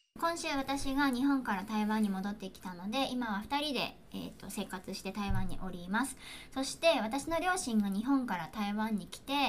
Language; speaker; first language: Japanese; native; Japanese